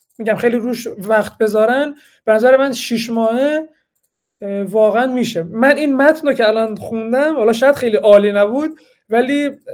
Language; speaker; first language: Persian; native; Persian